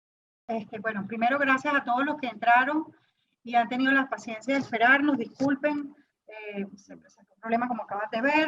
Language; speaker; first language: Spanish; native; Spanish